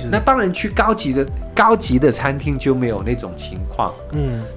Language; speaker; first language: Chinese; non-native, fluent; Cantonese